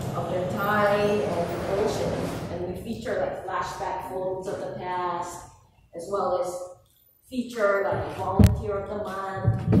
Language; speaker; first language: English; native; English